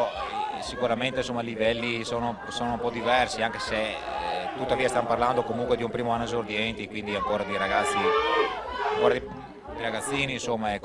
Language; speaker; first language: Italian; native; Italian